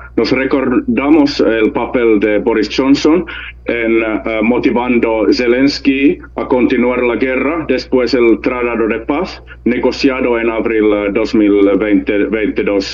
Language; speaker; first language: Spanish; non-native, learner; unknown